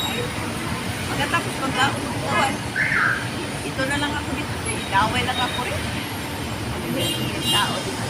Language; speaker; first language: Filipino; non-native, local second language; Cebuano